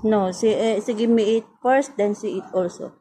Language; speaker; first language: English; non-native, learner; Filipino